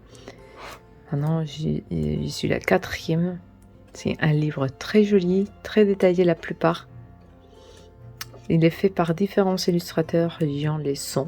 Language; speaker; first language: French; non-native, learner; Spanish